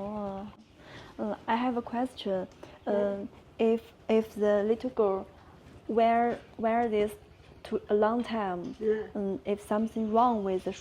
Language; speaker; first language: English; non-native, learner; Chinese